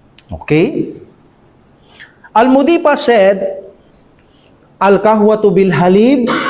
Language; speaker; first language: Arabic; non-native, fluent; Filipino